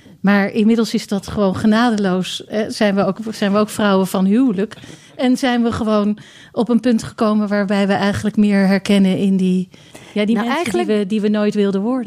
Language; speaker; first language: Dutch; native; Dutch